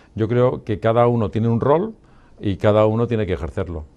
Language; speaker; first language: Spanish; native; Spanish